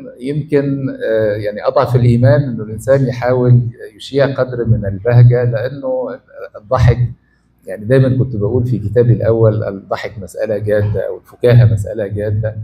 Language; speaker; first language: Arabic; native; Arabic